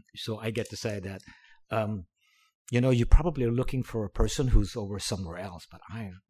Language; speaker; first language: English; non-native, local second language; Filipino